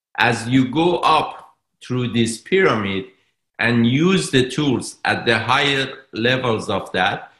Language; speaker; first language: English; non-native, fluent; Persian